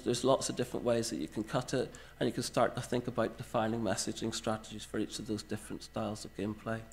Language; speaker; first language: English; native; English